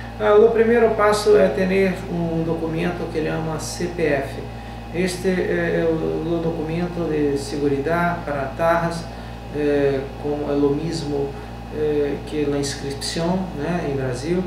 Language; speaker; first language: Portuguese; non-native, learner; Spanish